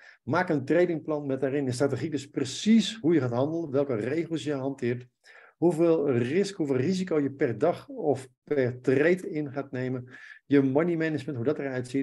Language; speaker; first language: Dutch; native; Dutch